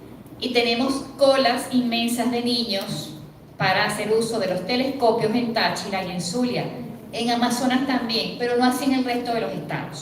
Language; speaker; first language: Spanish; native; Spanish